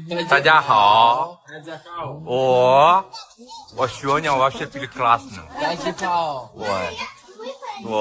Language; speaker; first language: Russian; non-native, learner; Chinese